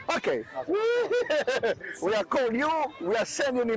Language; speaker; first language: English; non-native, learner; Italian